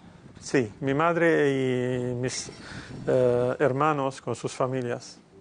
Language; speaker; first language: Spanish; non-native, fluent; Arabic